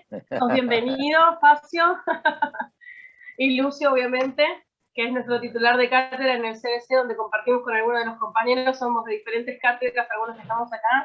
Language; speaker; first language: Spanish; native; Spanish